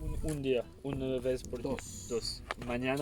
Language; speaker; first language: Spanish; non-native, learner; French